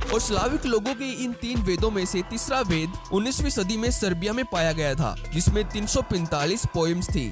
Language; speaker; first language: Hindi; native; Hindi